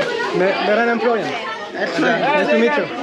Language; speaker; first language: English; non-native, learner; French